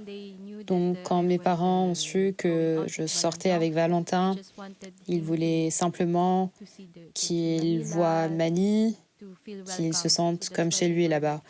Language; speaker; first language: French; non-native, fluent; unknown